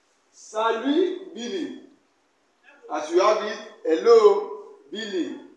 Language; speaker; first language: English; non-native, local second language; Yoruba